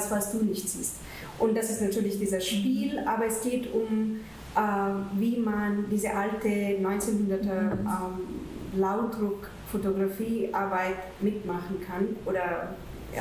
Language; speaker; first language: German; non-native, fluent; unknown